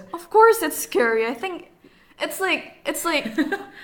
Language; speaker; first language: English; non-native, fluent; Indonesian